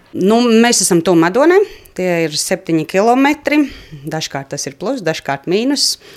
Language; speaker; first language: Latvian; native; Latvian